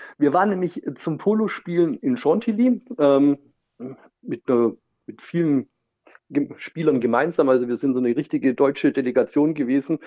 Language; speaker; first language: German; native; German